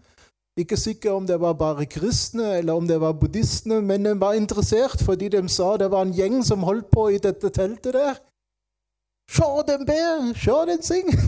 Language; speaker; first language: Norwegian; non-native, fluent; German